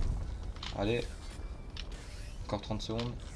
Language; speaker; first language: French; native; French